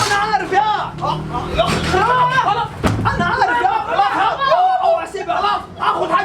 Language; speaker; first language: Arabic; native; Arabic